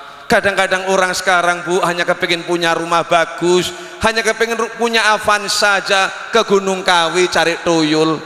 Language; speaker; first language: Indonesian; non-native, local second language; Javanese